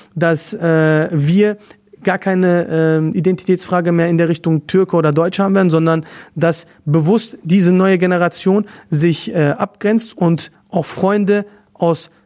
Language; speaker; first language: German; native; German